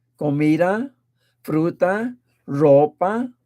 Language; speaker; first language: Spanish; early bilingual, heritage; Spanish